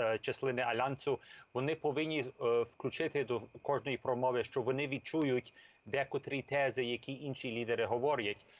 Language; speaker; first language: Ukrainian; early bilingual, heritage; English